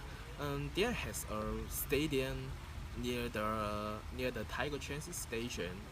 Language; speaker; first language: English; non-native, learner; Chinese